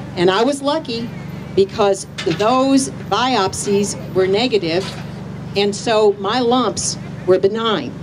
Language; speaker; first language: English; native; English